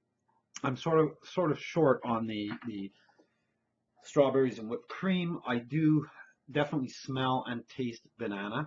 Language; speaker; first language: English; native; English